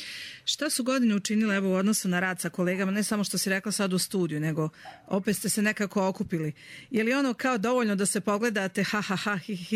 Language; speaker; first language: Croatian; native; Croatian